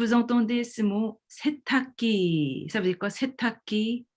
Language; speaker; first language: French; non-native, fluent; Korean